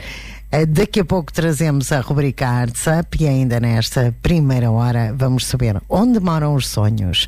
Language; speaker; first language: Portuguese; native; Portuguese